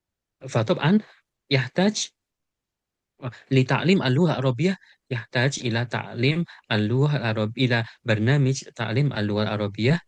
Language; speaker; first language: Arabic; non-native, fluent; Indonesian